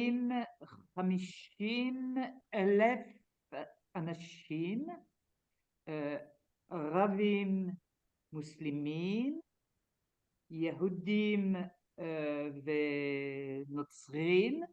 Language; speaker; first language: Hebrew; non-native, learner; French